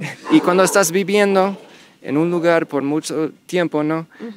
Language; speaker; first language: Spanish; non-native, fluent; English